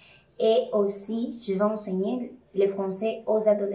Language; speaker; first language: French; non-native, fluent; Portuguese